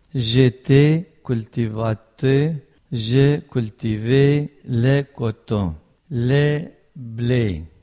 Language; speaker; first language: French; non-native, learner; Kurdish